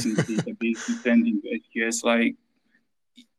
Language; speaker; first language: English; non-native, local second language; French